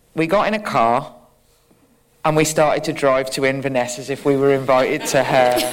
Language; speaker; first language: English; native; English